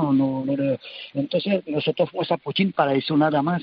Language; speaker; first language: Spanish; non-native, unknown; French